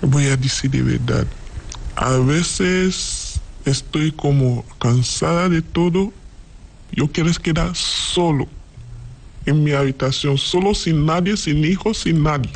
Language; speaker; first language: Spanish; non-native, learner; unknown